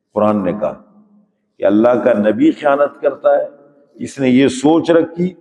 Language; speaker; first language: Urdu; native; Urdu